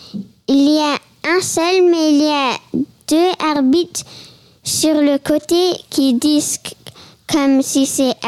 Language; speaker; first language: French; early bilingual, heritage; French